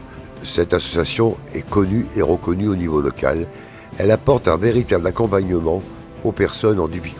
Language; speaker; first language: French; native; French